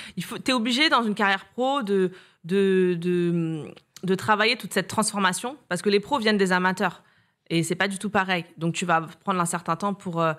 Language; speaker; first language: French; native; French